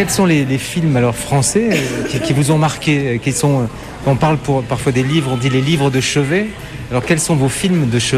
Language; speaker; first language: French; native; French